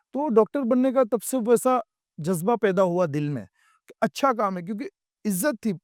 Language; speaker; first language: Hindi; non-native, local second language; Gujarati